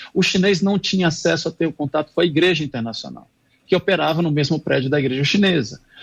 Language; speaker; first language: Portuguese; non-native, fluent; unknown